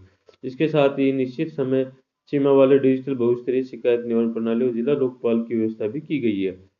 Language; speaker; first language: Hindi; native; Hindi